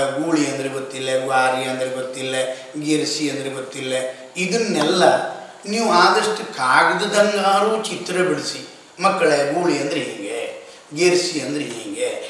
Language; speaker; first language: Kannada; native; Kannada